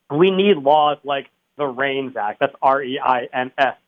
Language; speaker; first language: English; native; English